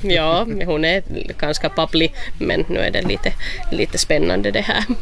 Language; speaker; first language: Swedish; non-native, local second language; Finnish